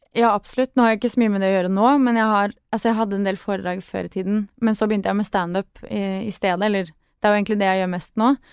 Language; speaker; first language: Norwegian; native; Norwegian